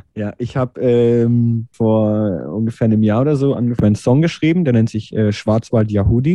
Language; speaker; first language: German; native; German